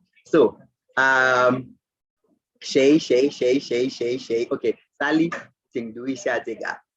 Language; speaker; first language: Chinese; non-native, fluent; Swahili